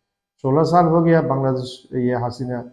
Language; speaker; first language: Hindi; non-native, learner; Bangla